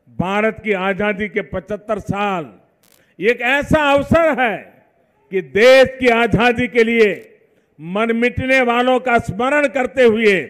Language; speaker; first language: Hindi; non-native, local second language; Gujarati